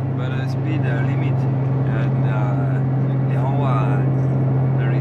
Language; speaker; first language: English; non-native, learner; French